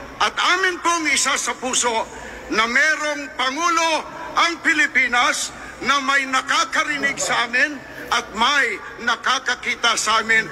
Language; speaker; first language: Filipino; non-native, local second language; Hiligaynon